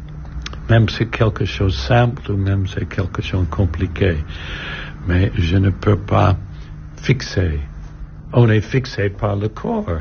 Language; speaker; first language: French; non-native, learner; English